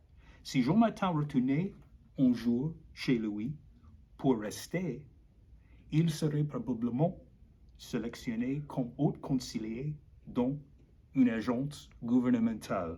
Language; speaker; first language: French; non-native, learner; English